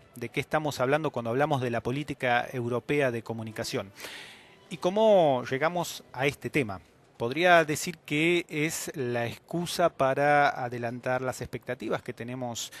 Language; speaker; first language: Spanish; native; Spanish